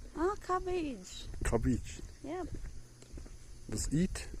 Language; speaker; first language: English; non-native, local second language; Cebuano